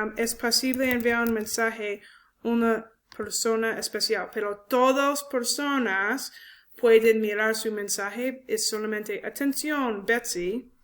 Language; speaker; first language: Spanish; non-native, learner; English